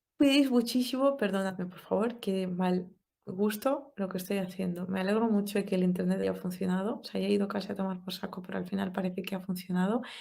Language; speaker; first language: Spanish; non-native, fluent; Russian